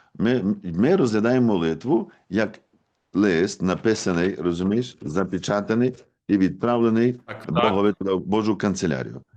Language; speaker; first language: Ukrainian; native; Ukrainian